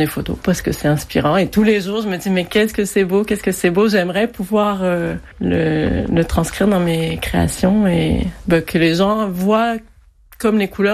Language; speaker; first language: French; native; French